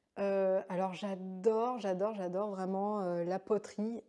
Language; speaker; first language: French; native; French